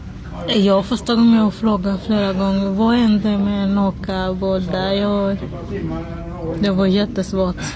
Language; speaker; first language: Swedish; non-native, learner; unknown